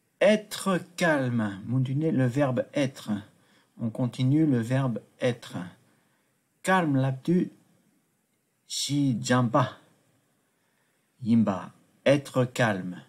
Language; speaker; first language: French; non-native, fluent; Tibetan